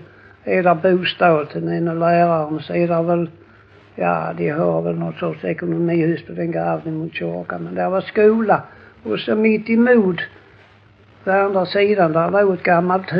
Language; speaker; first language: Swedish; native; Swedish